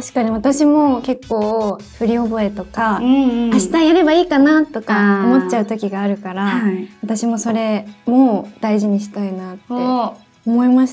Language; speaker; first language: Japanese; native; Japanese